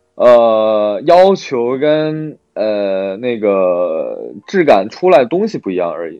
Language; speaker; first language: Chinese; non-native, local second language; Korean